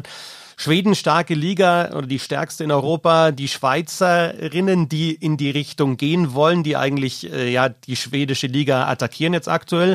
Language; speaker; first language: German; native; German